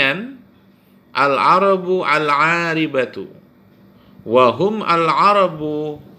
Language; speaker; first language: Arabic; non-native, fluent; Indonesian